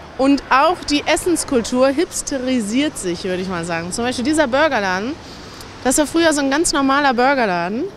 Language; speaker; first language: German; native; German